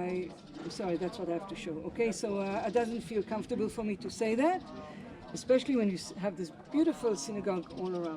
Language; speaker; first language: English; non-native, fluent; Hebrew